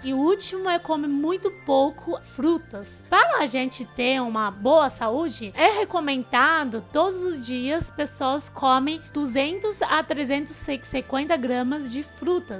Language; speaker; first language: Portuguese; non-native, fluent; Chinese